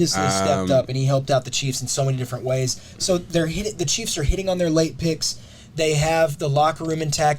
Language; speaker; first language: English; native; English